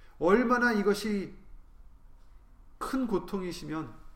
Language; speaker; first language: Korean; native; Korean